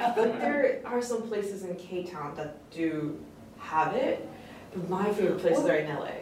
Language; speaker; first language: English; early bilingual, other home language; Korean